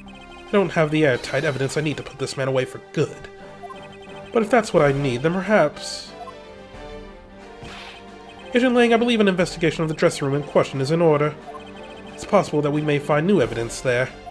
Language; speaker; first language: English; native; English